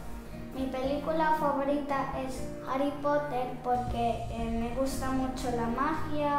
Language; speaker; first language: Spanish; early bilingual, other home language; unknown